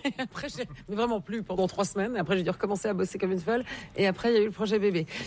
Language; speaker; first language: French; native; French